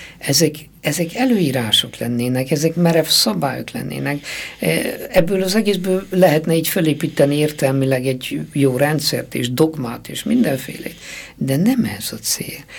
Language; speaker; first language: Hungarian; native; Hungarian